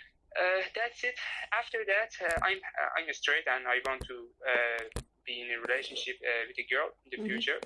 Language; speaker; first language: English; non-native, learner; Persian